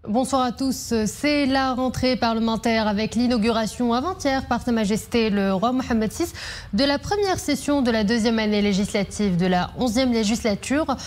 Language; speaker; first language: French; non-native, local second language; Arabic